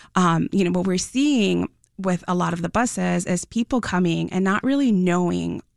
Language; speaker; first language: English; non-native, fluent; Spanish